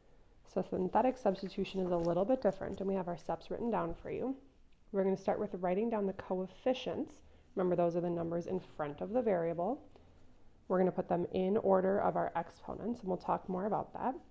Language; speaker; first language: English; native; English